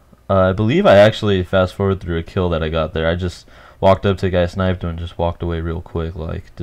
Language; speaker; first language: English; native; English